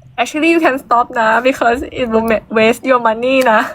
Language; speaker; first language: English; non-native, learner; Thai